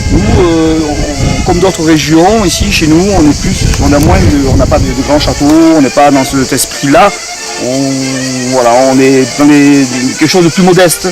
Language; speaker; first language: French; native; French